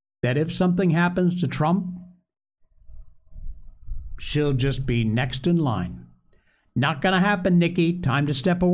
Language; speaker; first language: English; native; English